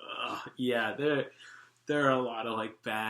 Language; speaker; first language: English; native; English